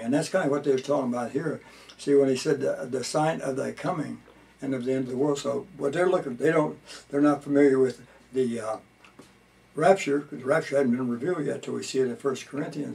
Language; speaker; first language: English; native; English